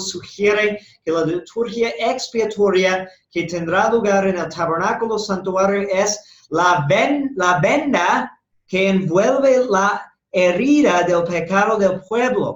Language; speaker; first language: Spanish; non-native, fluent; English